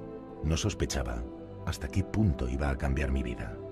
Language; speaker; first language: Spanish; native; Spanish